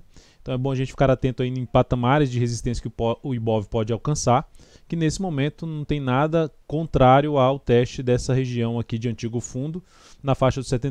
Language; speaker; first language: Portuguese; native; Portuguese